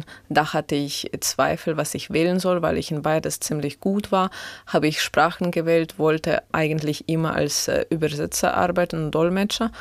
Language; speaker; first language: German; non-native, fluent; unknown